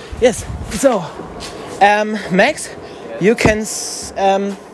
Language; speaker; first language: English; non-native, learner; German